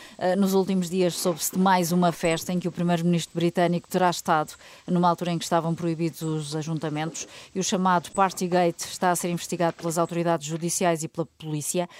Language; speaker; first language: Portuguese; native; Portuguese